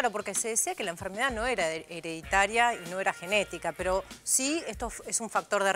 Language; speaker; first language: Spanish; native; Spanish